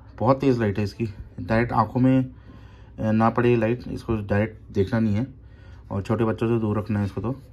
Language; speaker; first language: Hindi; native; Hindi